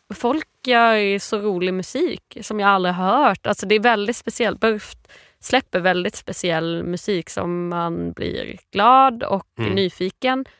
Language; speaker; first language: Swedish; native; Swedish